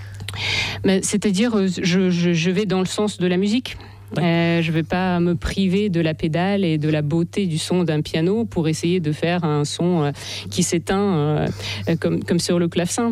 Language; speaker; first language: French; non-native, fluent; Russian